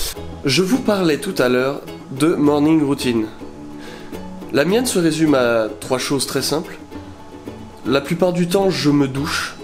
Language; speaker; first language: French; native; French